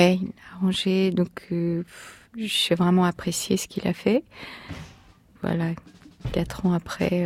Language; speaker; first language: French; non-native, fluent; Korean